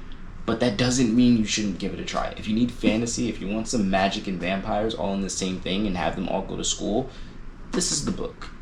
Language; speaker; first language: English; native; English